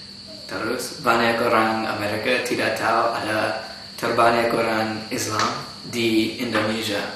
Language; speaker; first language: Indonesian; non-native, learner; English